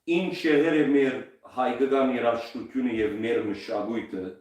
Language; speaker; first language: Armenian; early bilingual, heritage; Armenian